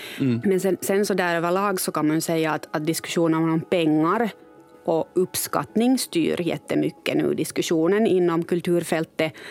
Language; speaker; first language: Swedish; native; Swedish